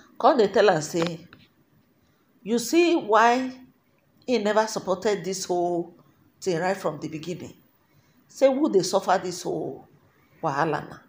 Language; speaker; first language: Nigerian Pidgin; native; Nigerian Pidgin